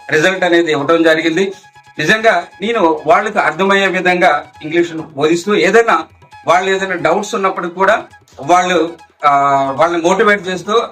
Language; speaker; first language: Telugu; native; Telugu